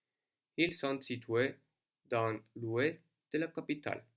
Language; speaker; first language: French; non-native, learner; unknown